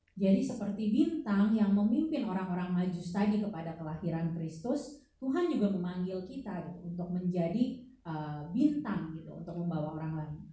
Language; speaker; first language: Indonesian; native; Indonesian